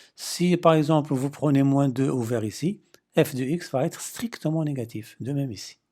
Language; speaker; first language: French; non-native, local second language; Arabic